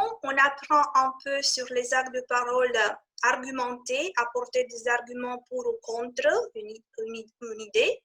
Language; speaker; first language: French; non-native, fluent; Romanian